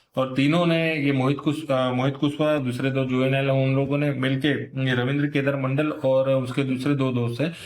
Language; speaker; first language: Hindi; non-native, local second language; Gujarati